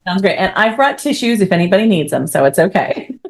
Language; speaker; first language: English; native; English